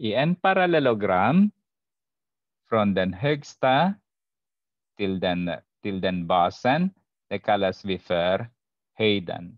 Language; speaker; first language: Swedish; non-native, fluent; Arabic